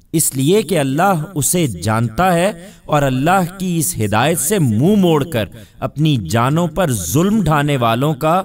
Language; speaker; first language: Urdu; non-native, local second language; Punjabi